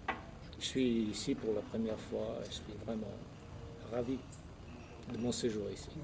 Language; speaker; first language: French; non-native, fluent; Croatian